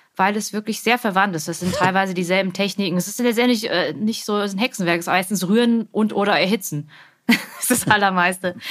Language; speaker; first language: German; early bilingual, other home language; Vietnamese